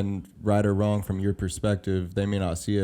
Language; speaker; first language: English; native; English